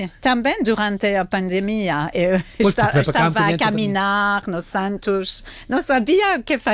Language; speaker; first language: Portuguese; non-native, fluent; French